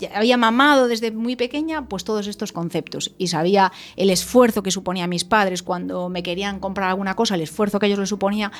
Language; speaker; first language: Spanish; native; Spanish